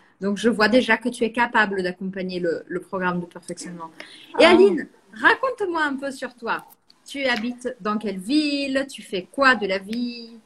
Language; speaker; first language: French; non-native, fluent; Portuguese